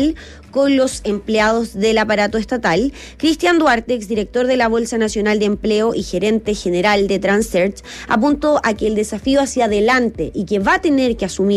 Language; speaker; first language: Spanish; native; Spanish